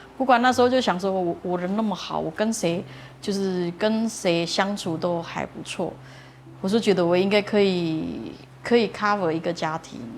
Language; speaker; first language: Chinese; non-native, fluent; Indonesian